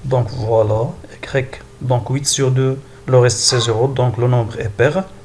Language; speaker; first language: French; non-native, local second language; Arabic